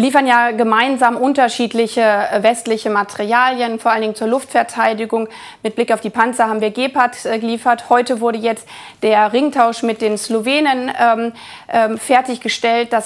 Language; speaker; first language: German; native; German